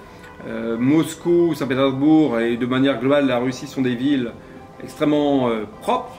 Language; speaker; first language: French; native; French